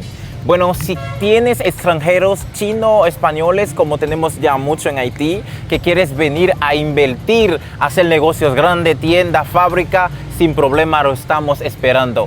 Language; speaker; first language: Spanish; non-native, fluent; Haitian Creole